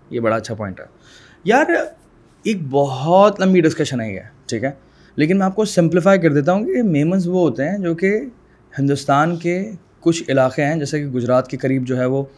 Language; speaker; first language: Urdu; native; Urdu